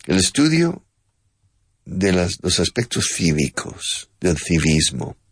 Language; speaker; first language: Spanish; non-native, fluent; English